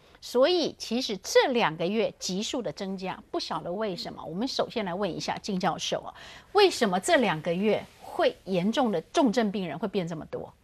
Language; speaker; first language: Chinese; native; Chinese